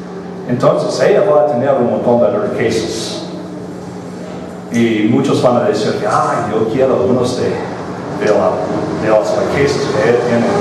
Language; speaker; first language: Spanish; non-native, fluent; English